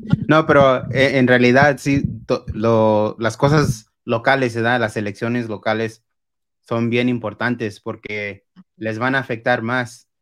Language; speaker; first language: Spanish; early bilingual, heritage; Spanish